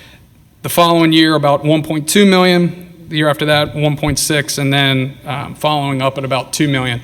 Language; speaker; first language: English; native; English